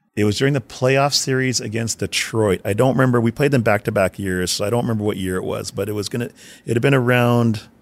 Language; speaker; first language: English; native; English